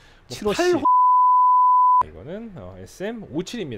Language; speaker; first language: Korean; native; Korean